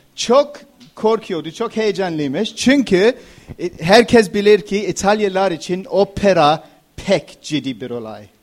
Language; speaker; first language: Turkish; non-native, fluent; English